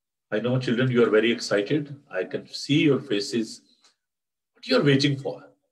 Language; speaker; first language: English; non-native, local second language; Urdu